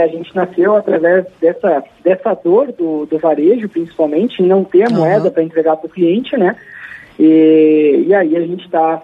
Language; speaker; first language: Portuguese; native; Portuguese